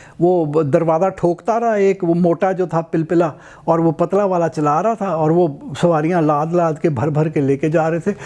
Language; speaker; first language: Urdu; native; Urdu